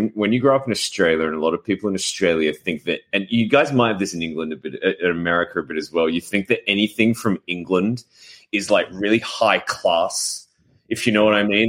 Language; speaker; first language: English; native; English